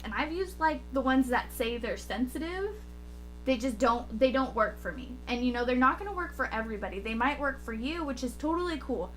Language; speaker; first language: English; native; English